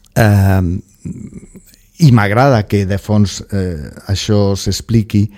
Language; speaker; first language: Catalan; non-native, local second language; Spanish